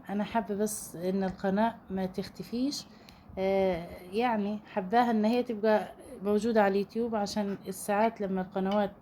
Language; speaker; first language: Arabic; native; Arabic